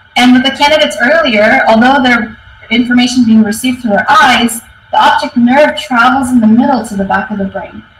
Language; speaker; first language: English; native; English